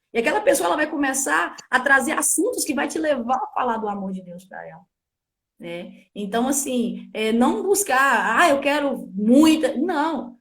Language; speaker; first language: Portuguese; native; Portuguese